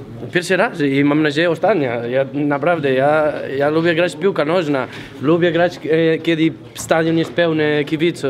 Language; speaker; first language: Polish; non-native, learner; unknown